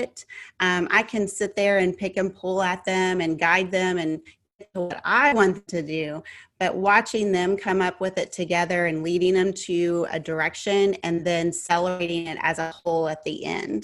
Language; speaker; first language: English; native; English